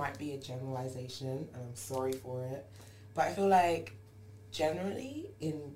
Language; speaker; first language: English; non-native, local second language; Yoruba